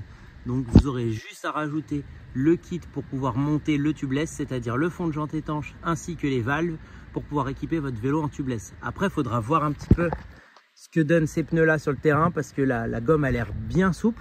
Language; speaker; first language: French; native; French